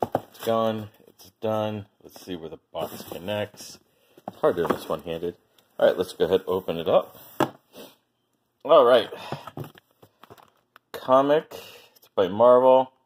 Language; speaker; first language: English; native; English